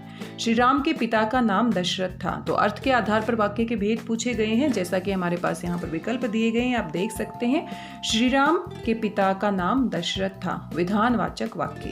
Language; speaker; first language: Hindi; native; Hindi